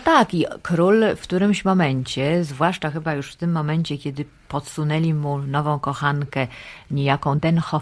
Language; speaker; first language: Polish; native; Polish